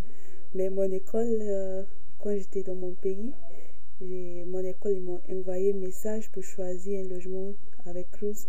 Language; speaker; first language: French; non-native, fluent; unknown